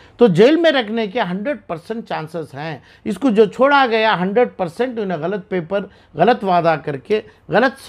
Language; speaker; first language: Hindi; non-native, local second language; Urdu